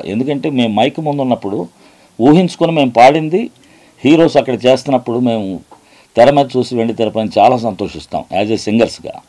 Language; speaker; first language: Telugu; native; Telugu